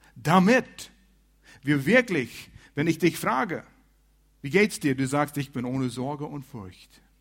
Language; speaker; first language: German; non-native, fluent; English